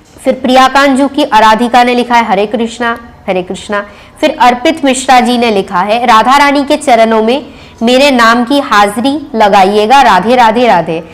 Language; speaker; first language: Hindi; non-native, local second language; Bangla